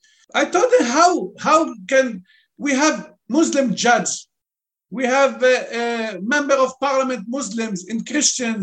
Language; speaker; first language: English; non-native, fluent; Arabic